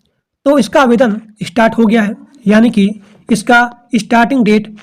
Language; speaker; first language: Hindi; native; Hindi